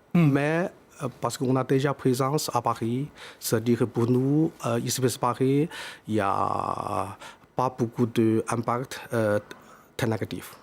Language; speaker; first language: French; non-native, fluent; Chinese